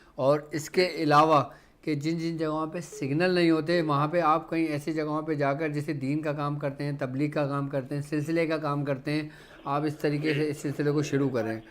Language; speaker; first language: Urdu; native; Urdu